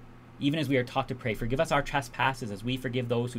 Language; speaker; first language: English; native; English